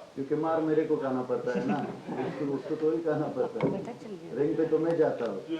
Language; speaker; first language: Hindi; non-native, fluent; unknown